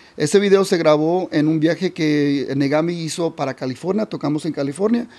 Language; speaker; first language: Spanish; early bilingual, heritage; Spanish